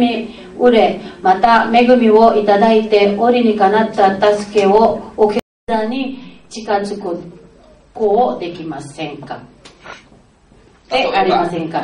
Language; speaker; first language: Japanese; non-native, fluent; Filipino